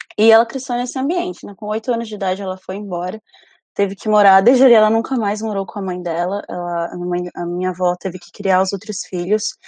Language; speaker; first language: Portuguese; early bilingual, other home language; Spanish